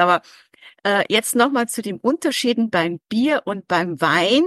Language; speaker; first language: German; early bilingual, heritage; English